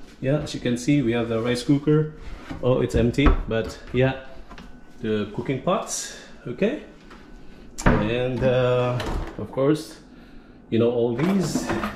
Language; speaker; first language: English; non-native, local second language; Filipino